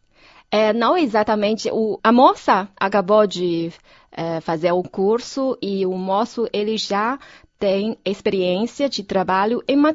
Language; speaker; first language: Portuguese; non-native, fluent; Chinese